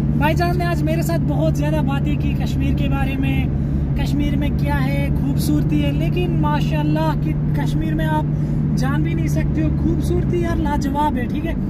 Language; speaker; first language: Hindi; non-native, local second language; Kashmiri